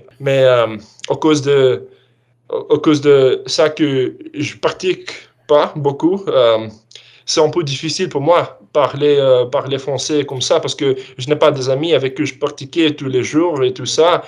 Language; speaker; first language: French; non-native, learner; English